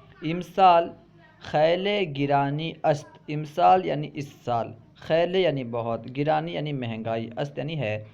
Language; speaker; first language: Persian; non-native, fluent; Urdu